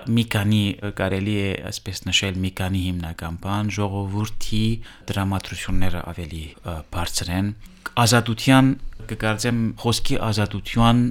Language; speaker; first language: Armenian; early bilingual, heritage; Armenian